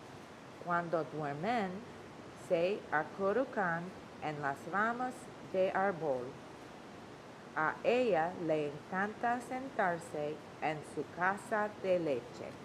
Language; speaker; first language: Spanish; non-native, learner; English